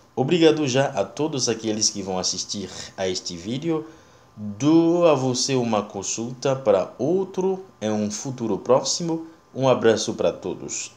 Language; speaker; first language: Portuguese; non-native, learner; Haitian Creole